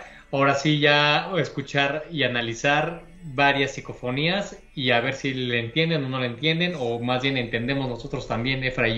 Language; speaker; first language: Spanish; native; Spanish